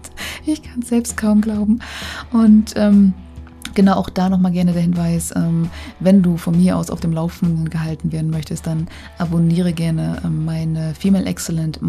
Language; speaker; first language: German; native; German